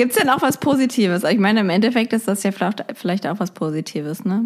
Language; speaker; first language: German; native; German